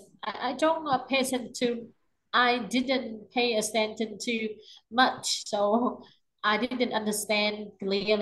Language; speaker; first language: English; non-native, learner; Vietnamese